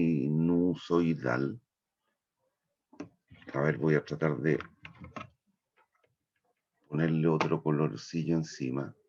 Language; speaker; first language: Spanish; native; Spanish